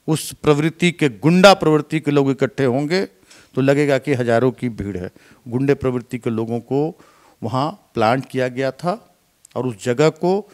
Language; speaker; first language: Hindi; native; Hindi